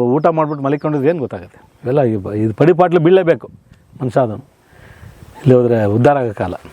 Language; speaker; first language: Kannada; native; Kannada